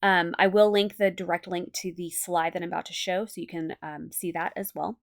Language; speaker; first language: English; native; English